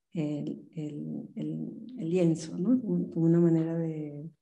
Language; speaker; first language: Spanish; native; Spanish